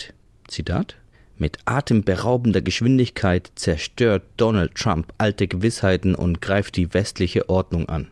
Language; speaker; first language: German; native; German